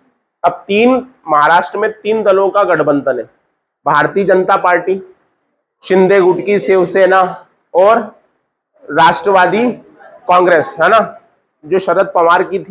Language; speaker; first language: Hindi; native; Hindi